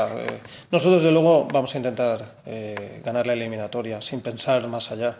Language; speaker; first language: Spanish; native; Spanish